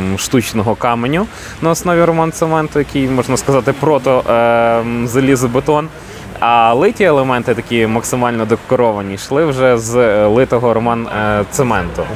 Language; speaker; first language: Ukrainian; native; Ukrainian